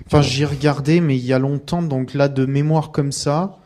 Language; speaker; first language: French; native; French